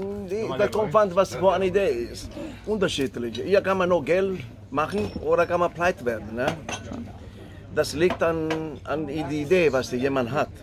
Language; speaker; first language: German; non-native, learner; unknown